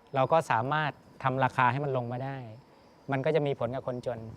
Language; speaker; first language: Thai; native; Thai